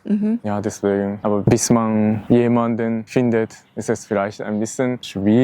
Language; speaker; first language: German; non-native, learner; Japanese